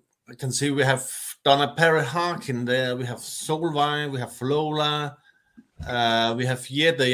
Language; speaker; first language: English; non-native, fluent; Danish